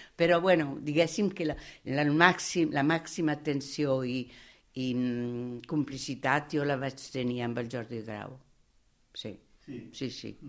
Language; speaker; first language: Catalan; non-native, fluent; Italian